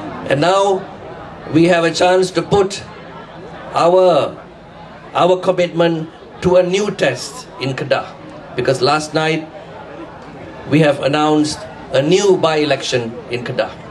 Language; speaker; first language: English; non-native, local second language; Tamil